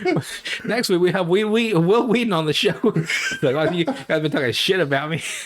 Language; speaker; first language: English; native; English